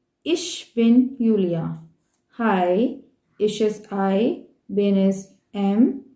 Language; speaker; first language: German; non-native, fluent; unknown